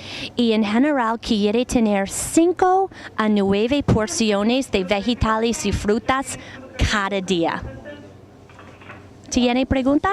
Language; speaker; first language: Spanish; non-native, learner; English